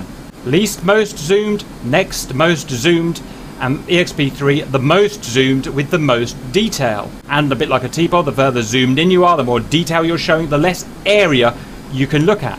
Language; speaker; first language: English; native; English